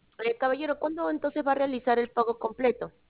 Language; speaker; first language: Spanish; native; Spanish